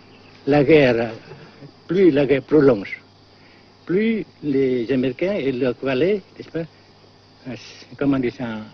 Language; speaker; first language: French; non-native, fluent; Vietnamese